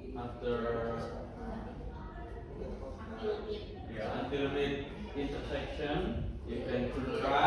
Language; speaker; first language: English; non-native, learner; Indonesian